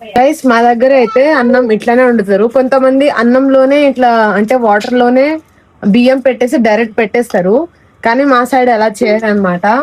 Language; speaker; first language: Telugu; non-native, local second language; Lambadi